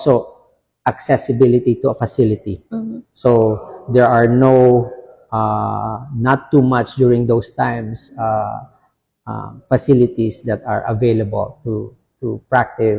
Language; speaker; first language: English; non-native, local second language; Filipino